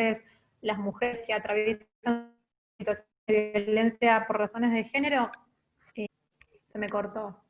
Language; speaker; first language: Spanish; native; Spanish